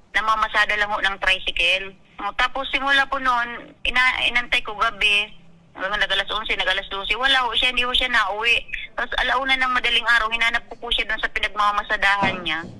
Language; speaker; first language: Filipino; native; Filipino